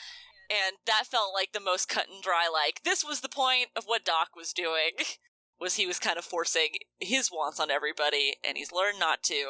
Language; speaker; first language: English; native; English